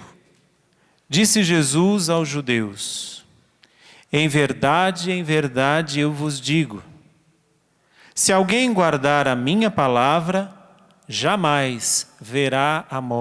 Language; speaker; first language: Portuguese; native; Portuguese